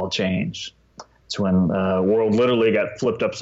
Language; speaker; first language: English; native; English